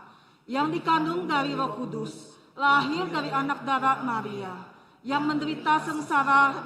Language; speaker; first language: Malay; native; Malay